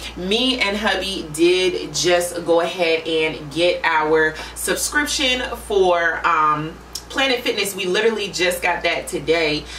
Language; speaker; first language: English; native; English